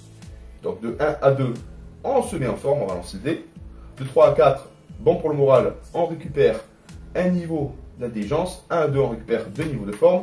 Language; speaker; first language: French; native; French